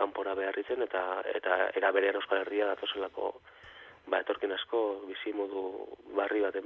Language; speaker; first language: Basque; native; Basque